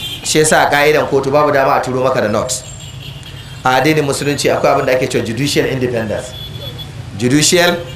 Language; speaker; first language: Hausa; native; Hausa